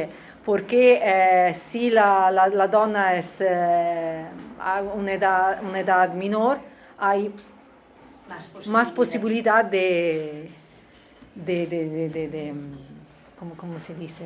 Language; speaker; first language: Spanish; non-native, learner; Italian